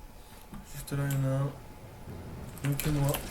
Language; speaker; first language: French; native; French